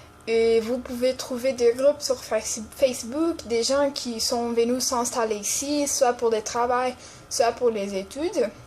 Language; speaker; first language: French; non-native, fluent; Portuguese